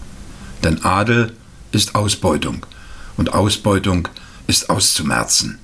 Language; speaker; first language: German; native; German